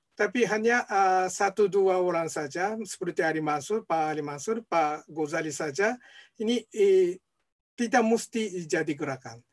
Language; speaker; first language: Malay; non-native, fluent; Japanese